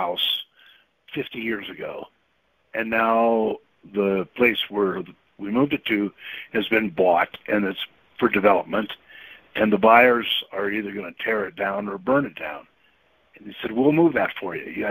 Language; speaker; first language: English; native; English